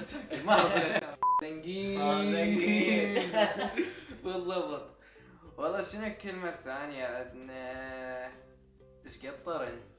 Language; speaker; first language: Arabic; native; Arabic